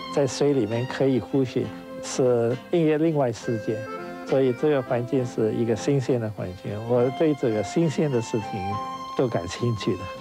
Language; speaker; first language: Chinese; non-native, local second language; Wu Chinese